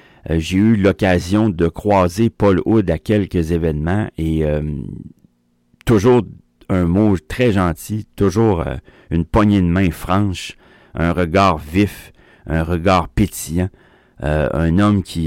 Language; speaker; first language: French; native; French